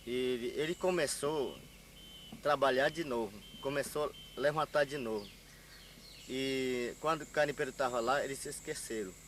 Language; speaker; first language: Portuguese; non-native, local second language; Yanomámi